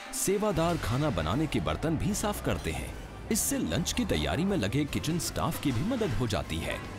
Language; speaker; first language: Hindi; native; Hindi